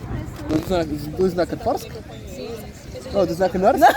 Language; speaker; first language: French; non-native, learner; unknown